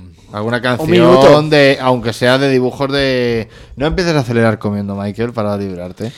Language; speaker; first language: Spanish; native; Spanish